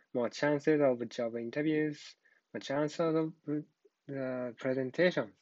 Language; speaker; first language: English; non-native, learner; Japanese